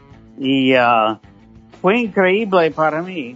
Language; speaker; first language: Spanish; non-native, fluent; English